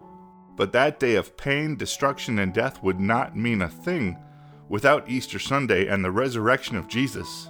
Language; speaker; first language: English; native; English